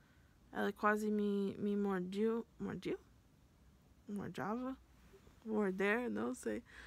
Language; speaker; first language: Portuguese; non-native, learner; English